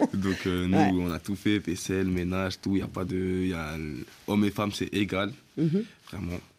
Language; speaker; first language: French; native; French